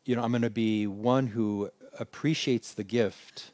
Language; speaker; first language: English; native; English